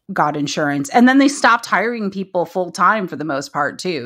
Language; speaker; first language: English; native; English